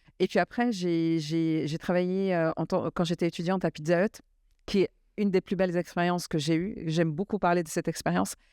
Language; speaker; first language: French; early bilingual, other home language; Arabic